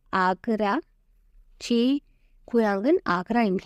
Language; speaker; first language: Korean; non-native, fluent; Hindi